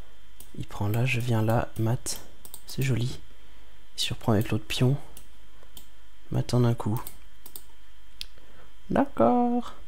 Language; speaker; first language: French; native; French